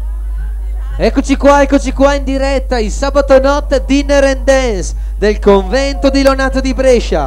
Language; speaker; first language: Italian; native; Italian